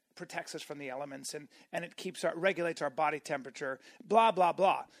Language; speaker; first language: English; native; English